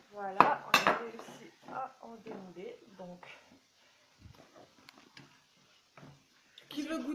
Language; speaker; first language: French; native; French